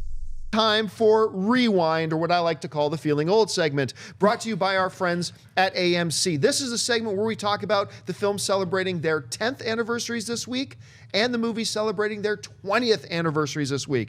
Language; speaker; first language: English; native; English